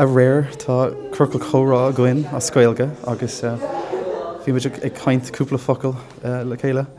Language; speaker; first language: Irish; non-native, local second language; English